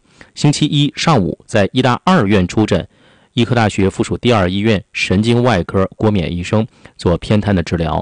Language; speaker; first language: Chinese; native; Chinese